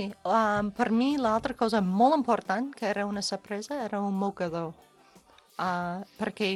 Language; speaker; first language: Catalan; non-native, learner; English